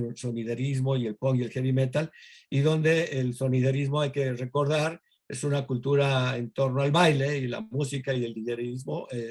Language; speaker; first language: Spanish; native; Spanish